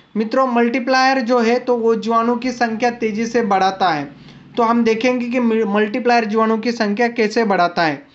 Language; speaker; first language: Hindi; non-native, local second language; Marathi